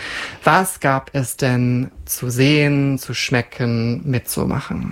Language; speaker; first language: German; native; German